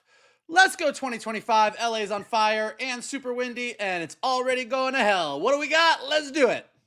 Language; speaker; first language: English; native; English